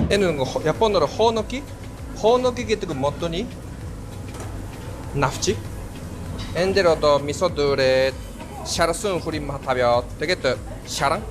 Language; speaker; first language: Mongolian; non-native, fluent; Japanese